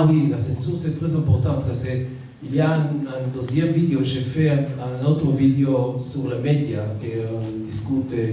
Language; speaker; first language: French; non-native, learner; Hebrew